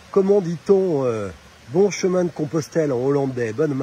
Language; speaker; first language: French; native; French